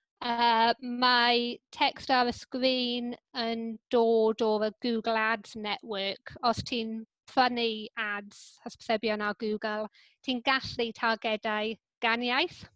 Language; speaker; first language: Welsh; non-native, local second language; English